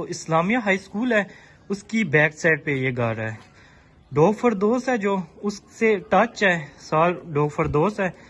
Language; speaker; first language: Urdu; non-native, local second language; Punjabi